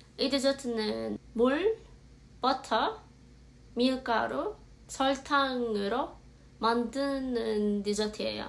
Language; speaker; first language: Korean; non-native, fluent; Azerbaijani